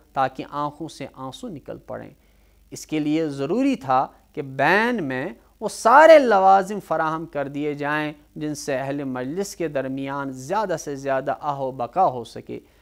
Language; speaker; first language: Urdu; non-native, local second language; Kashmiri